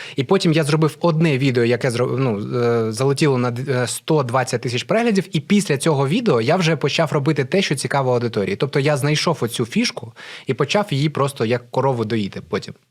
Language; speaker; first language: Ukrainian; non-native, local second language; Russian